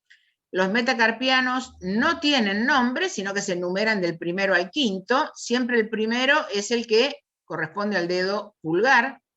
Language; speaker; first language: Spanish; native; Spanish